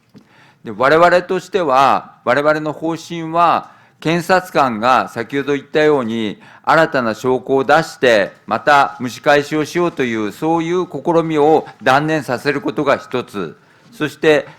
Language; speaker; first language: Japanese; native; Japanese